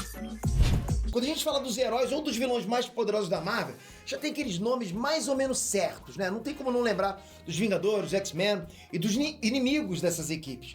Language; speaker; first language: Portuguese; native; Portuguese